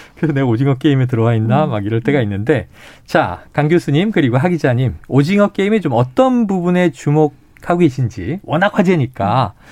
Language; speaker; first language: Korean; native; Korean